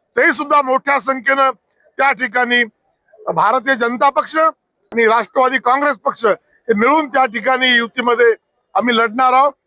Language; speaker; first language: Marathi; native; Marathi